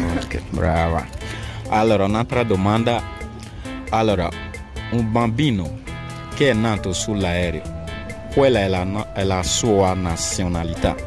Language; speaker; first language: Italian; non-native, fluent; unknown